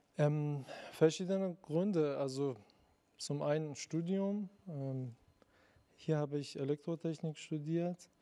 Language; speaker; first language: German; non-native, fluent; Persian